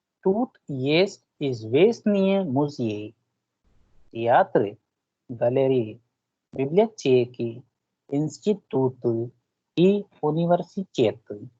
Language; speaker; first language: Russian; non-native, fluent; Hindi